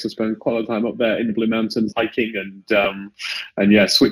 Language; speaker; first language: English; native; English